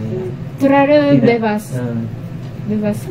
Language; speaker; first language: Indonesian; non-native, learner; Japanese